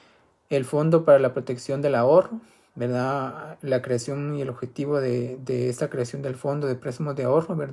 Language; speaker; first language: Spanish; native; Spanish